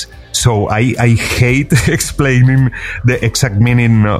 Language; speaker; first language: English; non-native, fluent; Spanish